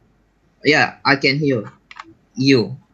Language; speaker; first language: English; non-native, learner; Malay